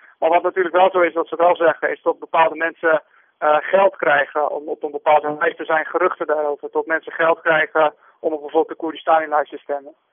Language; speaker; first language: Dutch; native; Dutch